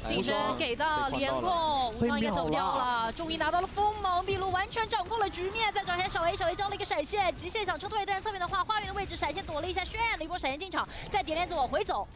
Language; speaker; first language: Chinese; native; Chinese